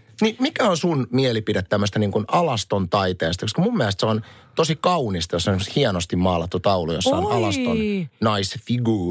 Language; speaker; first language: Finnish; native; Finnish